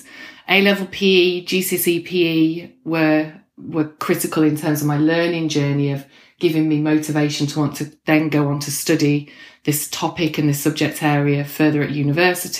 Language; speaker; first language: English; native; English